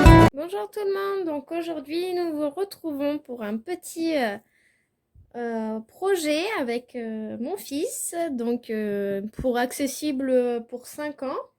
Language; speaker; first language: French; native; French